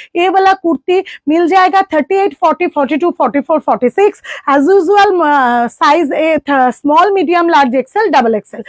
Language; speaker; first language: Hindi; non-native, local second language; Bangla